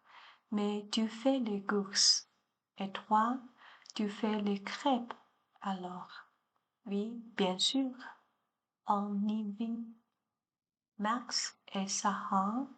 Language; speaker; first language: French; non-native, learner; Chinese